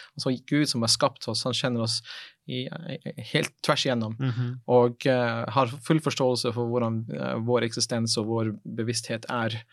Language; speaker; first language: Norwegian; non-native, fluent; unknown